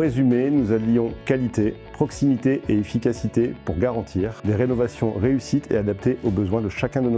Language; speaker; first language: French; native; French